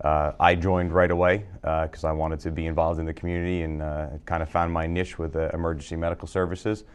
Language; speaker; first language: English; native; English